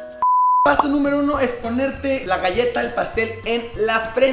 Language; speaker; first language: Spanish; native; Spanish